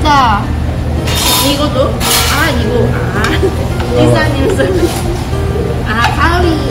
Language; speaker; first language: Korean; non-native, learner; Cantonese